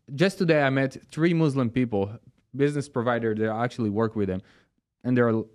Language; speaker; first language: English; non-native, fluent; Hebrew